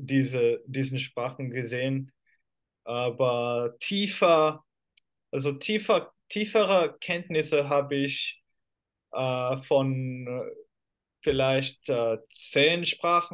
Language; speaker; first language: German; non-native, fluent; Finnish